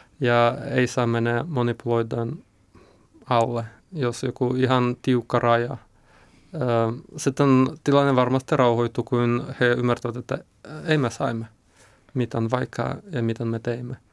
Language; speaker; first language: Finnish; non-native, learner; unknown